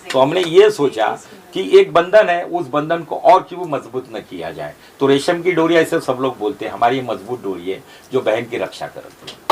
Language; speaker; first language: Hindi; non-native, local second language; Marathi